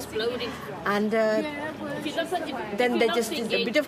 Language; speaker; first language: English; non-native, local second language; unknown